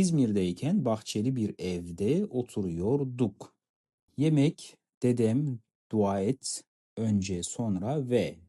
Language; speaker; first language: Turkish; non-native, fluent; Kazakh